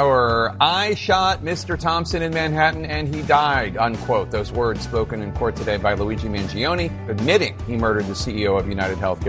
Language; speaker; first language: English; native; English